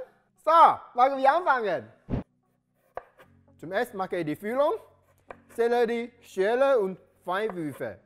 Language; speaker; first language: German; non-native, learner; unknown